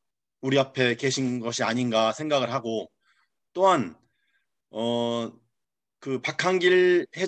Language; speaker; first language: Korean; native; Korean